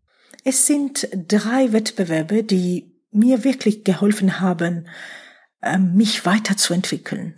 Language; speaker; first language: German; non-native, fluent; Georgian